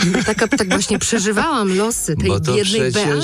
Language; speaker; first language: Polish; native; Polish